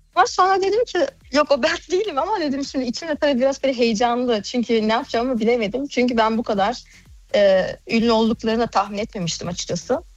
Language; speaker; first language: Turkish; early bilingual, heritage; Turkish